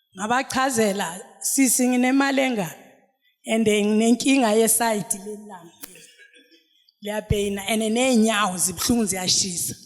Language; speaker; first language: Zulu; non-native, local second language; Xhosa